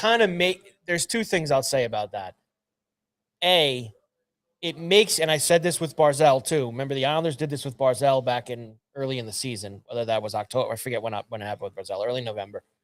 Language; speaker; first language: English; native; English